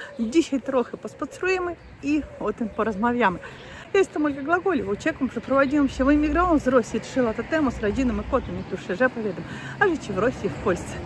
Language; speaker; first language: Polish; non-native, learner; Russian